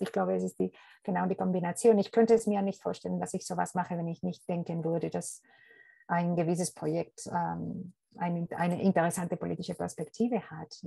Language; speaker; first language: German; non-native, fluent; Spanish